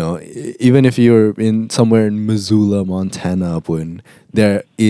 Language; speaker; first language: English; non-native, local second language; Malay